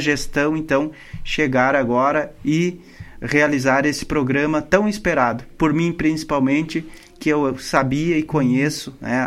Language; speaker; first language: Portuguese; native; Portuguese